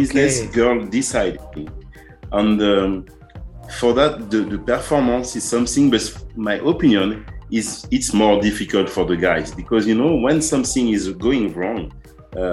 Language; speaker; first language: English; non-native, learner; French